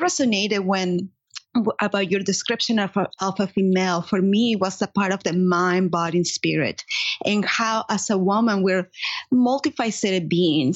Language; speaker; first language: English; non-native, fluent; Spanish